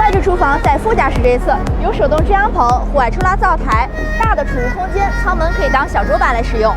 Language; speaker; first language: Chinese; native; Chinese